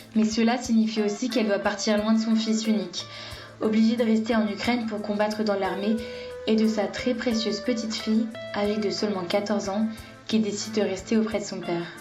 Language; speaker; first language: French; native; French